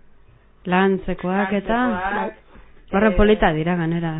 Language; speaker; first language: Basque; native; Basque